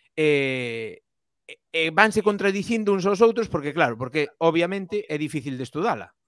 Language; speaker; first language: Galician; native; Galician